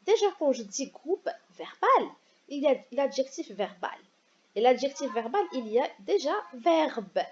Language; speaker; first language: French; non-native, local second language; Arabic